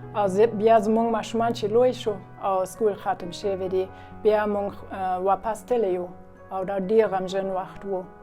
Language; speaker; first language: Pashto; non-native, fluent; German